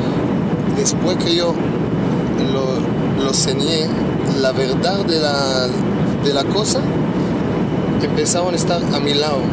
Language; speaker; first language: Spanish; early bilingual, heritage; Hebrew